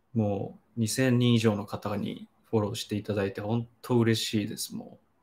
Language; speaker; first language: Japanese; native; Japanese